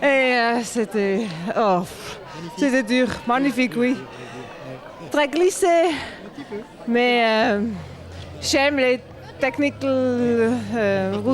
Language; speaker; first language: French; non-native, learner; German